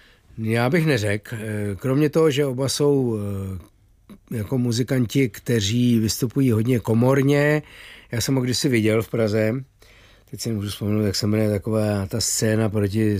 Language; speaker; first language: Czech; native; Czech